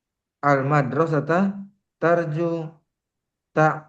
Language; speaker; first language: Arabic; non-native, learner; Indonesian